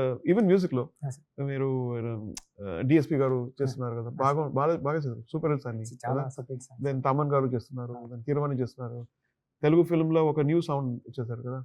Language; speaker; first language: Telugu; non-native, learner; Tamil